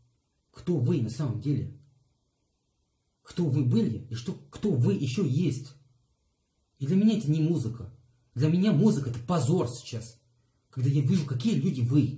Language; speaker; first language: Russian; non-native, learner; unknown